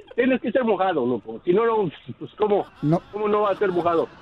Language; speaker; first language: Spanish; native; Spanish